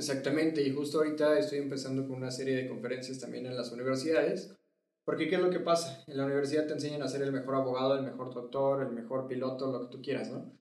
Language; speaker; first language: Spanish; native; Spanish